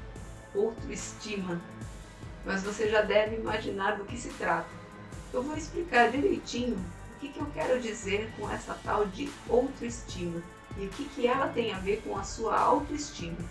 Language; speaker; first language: Portuguese; native; Portuguese